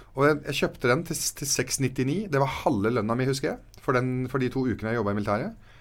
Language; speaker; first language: Norwegian; early bilingual, other home language; Arabic